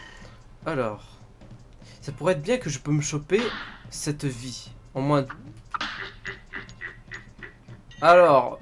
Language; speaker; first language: French; native; French